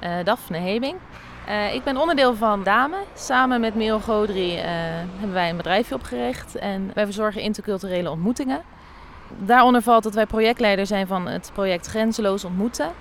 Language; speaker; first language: Dutch; native; Dutch